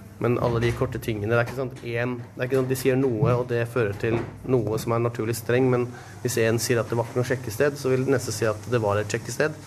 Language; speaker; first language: Norwegian; native; Norwegian